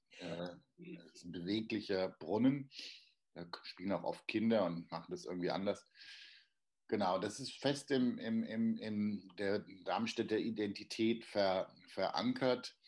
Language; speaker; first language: German; native; German